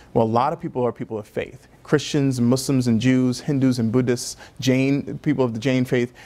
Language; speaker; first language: English; native; English